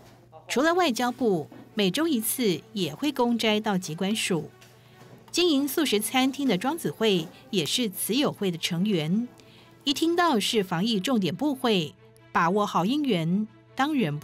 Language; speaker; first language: Chinese; native; Chinese